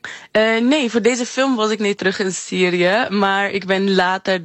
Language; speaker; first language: Dutch; non-native, fluent; Arabic